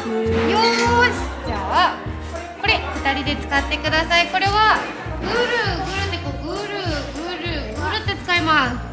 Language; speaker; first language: Japanese; native; Japanese